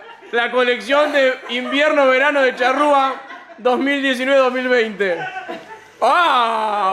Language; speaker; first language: Spanish; native; Spanish